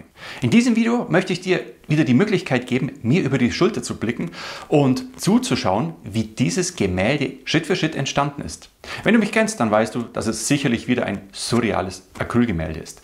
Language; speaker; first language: German; native; German